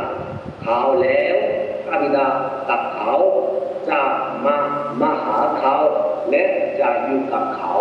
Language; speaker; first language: Thai; non-native, fluent; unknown